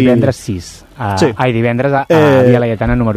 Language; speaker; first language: Catalan; native; Catalan